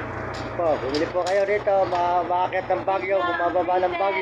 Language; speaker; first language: Filipino; native; Filipino